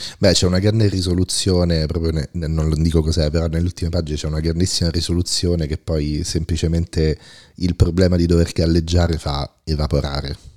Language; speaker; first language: Italian; native; Italian